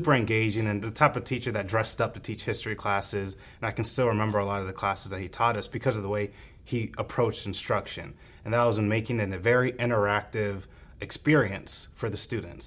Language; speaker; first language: English; native; English